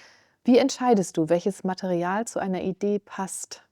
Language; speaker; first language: German; native; German